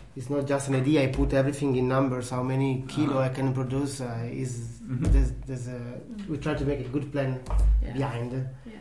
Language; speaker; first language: English; non-native, learner; Italian